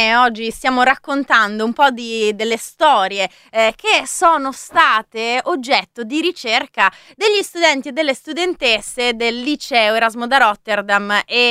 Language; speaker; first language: Italian; native; Italian